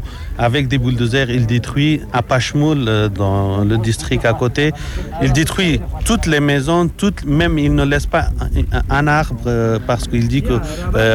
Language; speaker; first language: French; non-native, fluent; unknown